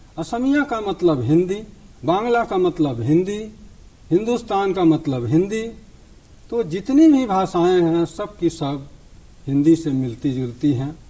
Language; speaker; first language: Hindi; native; Hindi